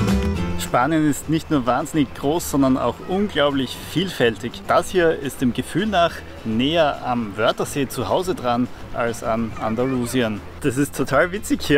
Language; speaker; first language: German; native; German